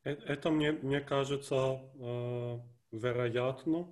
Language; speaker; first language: Russian; non-native, fluent; Greek